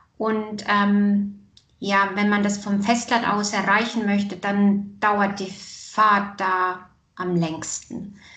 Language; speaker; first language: German; non-native, fluent; Estonian